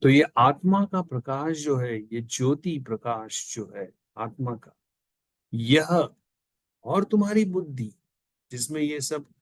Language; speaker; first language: Hindi; non-native, local second language; Marathi